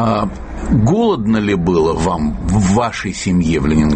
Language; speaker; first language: Russian; native; Russian